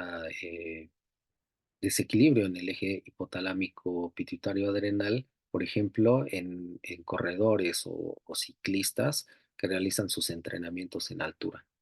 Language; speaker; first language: Spanish; native; Spanish